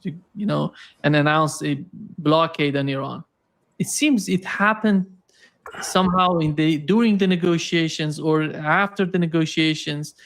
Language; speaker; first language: English; non-native, fluent; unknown